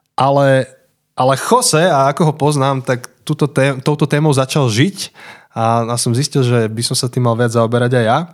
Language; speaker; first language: Slovak; native; Slovak